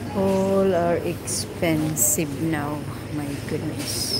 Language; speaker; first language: English; non-native, local second language; Filipino